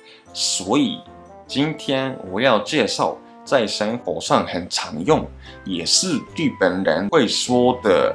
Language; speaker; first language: Chinese; non-native, fluent; Japanese